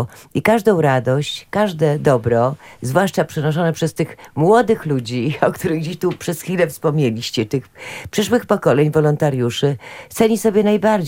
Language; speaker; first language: Polish; native; Polish